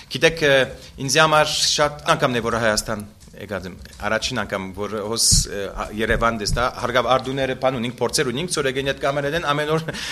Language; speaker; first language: Armenian; early bilingual, heritage; Armenian